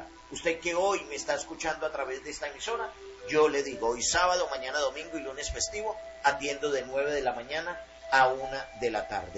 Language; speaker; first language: Spanish; native; Spanish